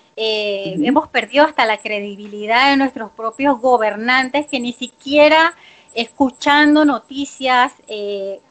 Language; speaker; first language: Spanish; native; Spanish